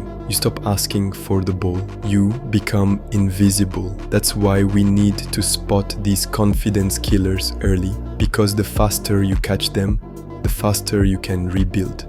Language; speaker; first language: English; native; English